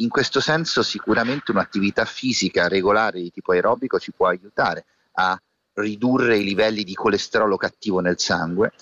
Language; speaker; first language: Italian; native; Italian